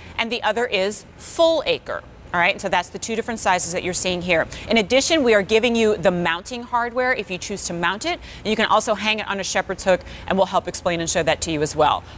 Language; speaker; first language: English; native; English